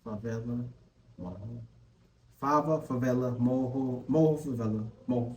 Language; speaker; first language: Portuguese; non-native, learner; English